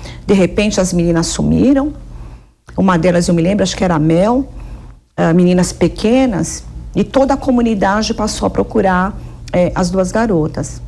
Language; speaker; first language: Portuguese; native; Portuguese